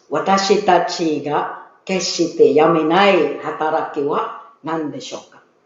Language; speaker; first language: Japanese; non-native, learner; Filipino